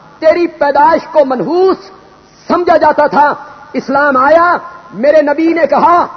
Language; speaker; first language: Urdu; non-native, local second language; Punjabi